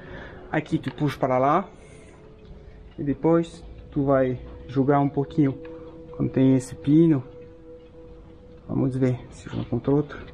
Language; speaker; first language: Portuguese; non-native, learner; French